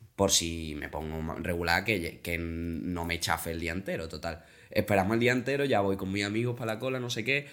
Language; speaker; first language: Spanish; native; Spanish